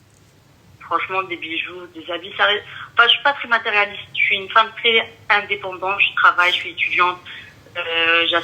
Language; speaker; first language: French; early bilingual, other home language; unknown